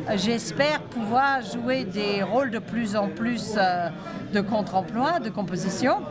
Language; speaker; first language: French; non-native, fluent; English